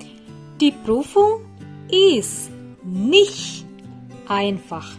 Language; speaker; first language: German; non-native, fluent; Indonesian